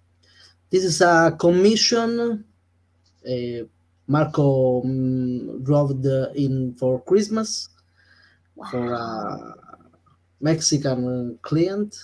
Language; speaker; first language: English; non-native, learner; Italian